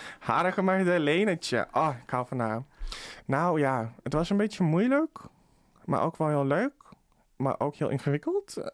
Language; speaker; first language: Dutch; early bilingual, other home language; Russian